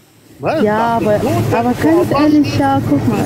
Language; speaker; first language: German; non-native, learner; Arabic